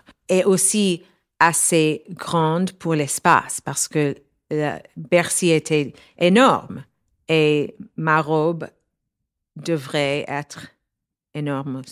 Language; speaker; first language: French; non-native, learner; English